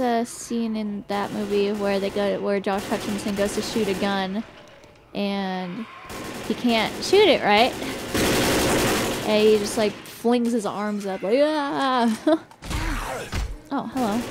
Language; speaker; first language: English; native; English